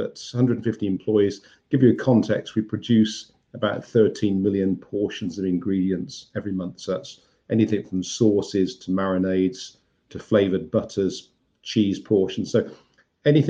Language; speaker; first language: English; native; English